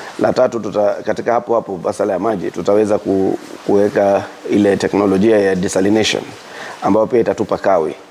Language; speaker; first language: Swahili; native; Swahili